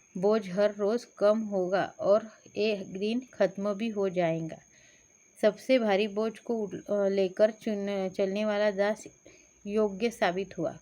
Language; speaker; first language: Hindi; non-native, local second language; Marathi